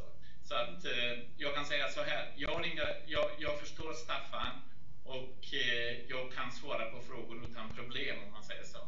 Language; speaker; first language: Swedish; non-native, fluent; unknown